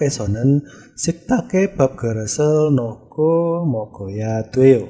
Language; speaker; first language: Korean; non-native, fluent; Indonesian